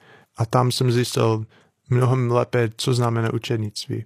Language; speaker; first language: Czech; non-native, fluent; English